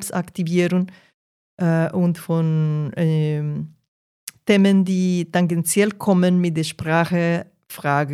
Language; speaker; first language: German; non-native, fluent; Portuguese